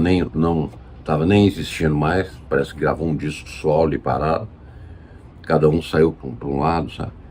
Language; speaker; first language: Portuguese; native; Portuguese